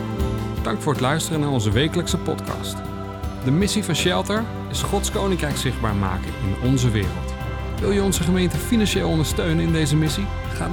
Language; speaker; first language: Dutch; native; Dutch